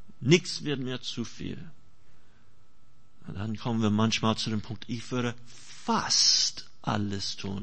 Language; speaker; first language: German; non-native, fluent; English